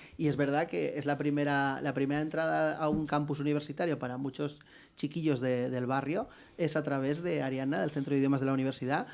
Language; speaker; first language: Spanish; native; Spanish